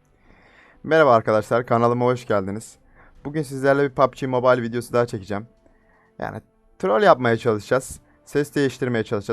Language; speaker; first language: Turkish; native; Turkish